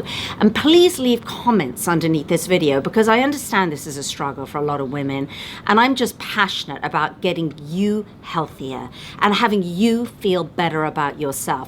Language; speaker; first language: English; native; English